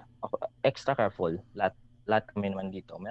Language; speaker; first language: English; non-native, local second language; Hiligaynon